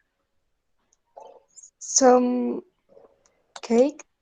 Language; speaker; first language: English; non-native, learner; Spanish